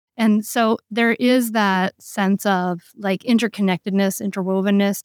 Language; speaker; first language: English; native; English